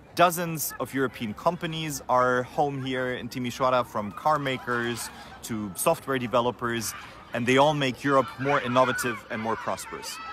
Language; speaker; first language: English; non-native, fluent; German